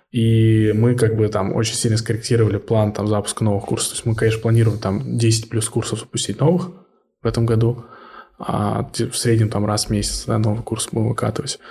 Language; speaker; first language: Russian; early bilingual, heritage; Russian